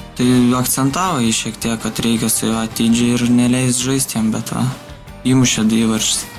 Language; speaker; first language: Lithuanian; native; Lithuanian